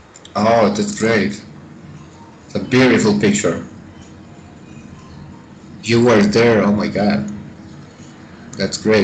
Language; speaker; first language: English; non-native, fluent; Spanish